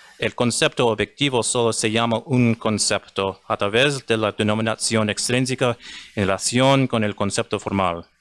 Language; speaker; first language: Spanish; non-native, learner; English